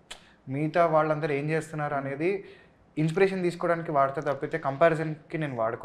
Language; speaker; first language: Telugu; native; Telugu